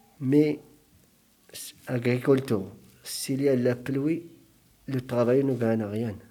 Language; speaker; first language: French; non-native, learner; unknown